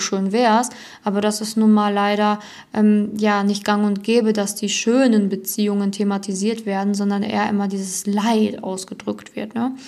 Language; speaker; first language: German; native; German